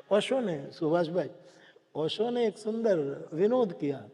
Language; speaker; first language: Hindi; non-native, local second language; Gujarati